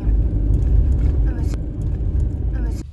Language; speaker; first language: French; non-native, fluent; Korean